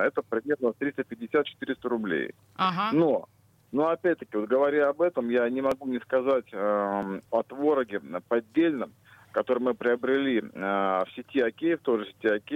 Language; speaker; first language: Russian; native; Russian